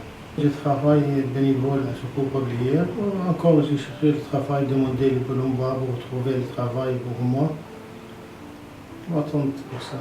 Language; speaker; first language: French; non-native, learner; Arabic